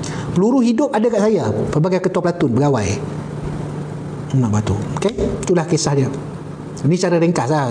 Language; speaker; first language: Malay; native; Malay